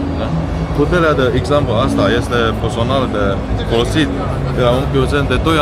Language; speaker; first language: Romanian; non-native, learner; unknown